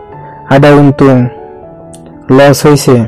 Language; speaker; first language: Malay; non-native, learner; Bangla